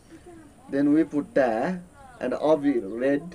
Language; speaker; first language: English; non-native, learner; Newari